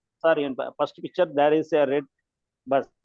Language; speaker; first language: English; non-native, learner; Tamil